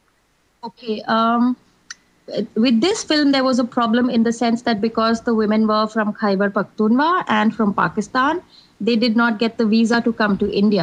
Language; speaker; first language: English; non-native, local second language; Hindi